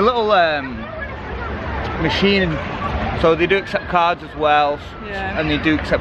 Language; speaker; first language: English; native; English